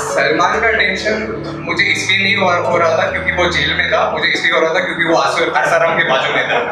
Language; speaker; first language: Hindi; native; Hindi